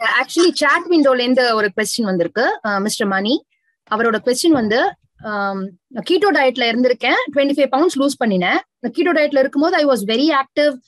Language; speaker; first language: Tamil; native; Tamil